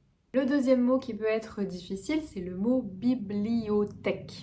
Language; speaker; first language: French; native; French